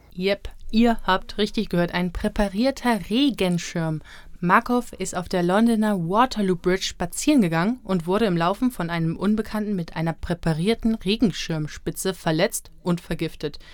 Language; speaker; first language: German; native; German